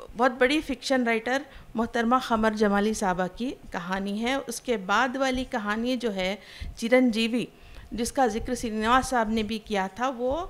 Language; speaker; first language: Hindi; non-native, local second language; Urdu